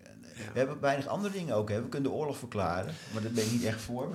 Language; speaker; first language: Dutch; native; Dutch